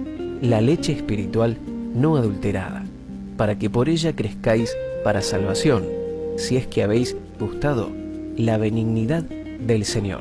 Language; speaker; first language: Spanish; native; Spanish